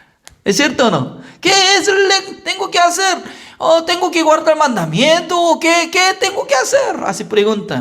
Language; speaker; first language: Spanish; non-native, learner; Korean